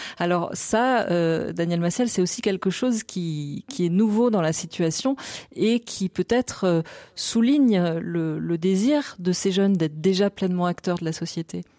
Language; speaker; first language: French; native; French